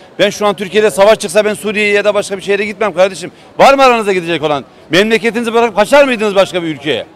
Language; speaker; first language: Turkish; native; Turkish